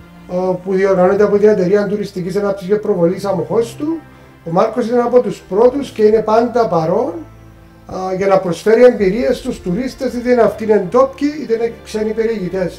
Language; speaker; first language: Greek; native; Greek